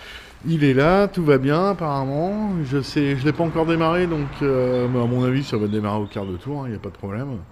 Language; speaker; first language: French; native; French